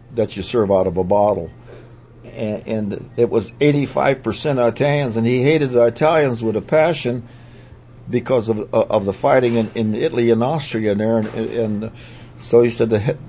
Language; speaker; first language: English; native; English